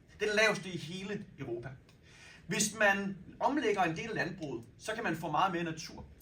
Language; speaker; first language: Danish; native; Danish